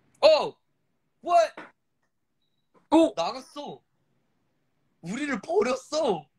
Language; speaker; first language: Korean; early bilingual, heritage; Korean